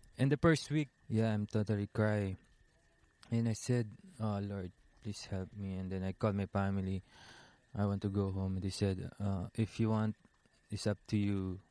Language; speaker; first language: English; non-native, local second language; Filipino